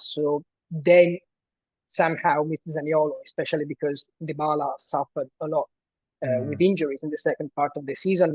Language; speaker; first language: English; non-native, fluent; Italian